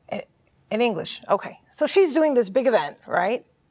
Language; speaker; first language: English; early bilingual, other home language; Spanish